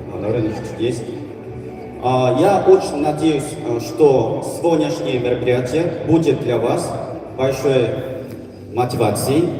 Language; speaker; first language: Russian; non-native, fluent; Korean